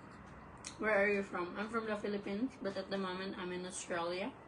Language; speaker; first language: English; non-native, local second language; Filipino